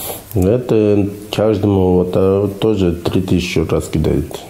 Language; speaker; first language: Russian; non-native, learner; Uzbek